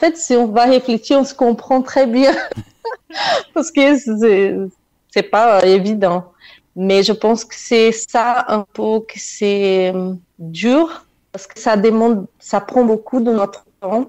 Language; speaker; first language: French; non-native, fluent; Portuguese